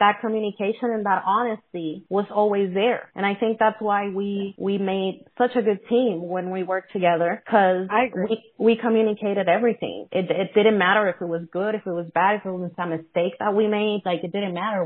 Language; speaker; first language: English; non-native, fluent; Spanish